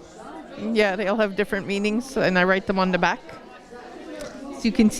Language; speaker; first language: English; native; English